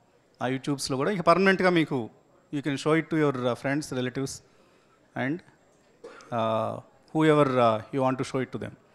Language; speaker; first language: Telugu; native; Telugu